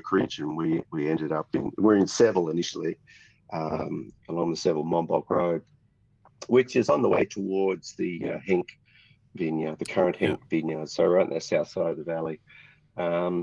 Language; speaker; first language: English; native; English